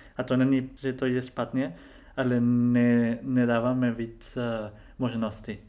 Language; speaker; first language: Czech; non-native, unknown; Spanish